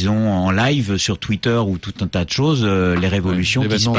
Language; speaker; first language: French; native; French